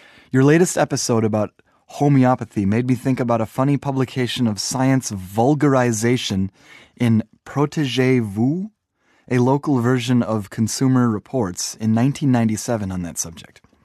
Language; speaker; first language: English; native; English